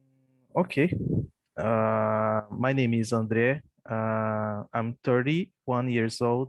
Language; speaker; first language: English; non-native, fluent; Portuguese